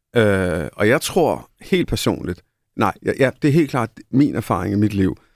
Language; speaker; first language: Danish; early bilingual, other home language; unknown